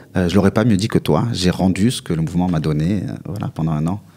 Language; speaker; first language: French; native; French